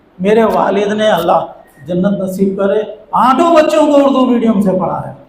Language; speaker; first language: Urdu; native; Urdu